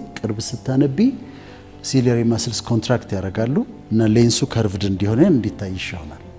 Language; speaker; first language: Amharic; native; Amharic